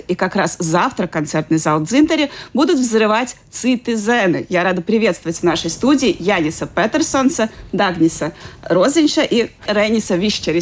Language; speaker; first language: Russian; native; Russian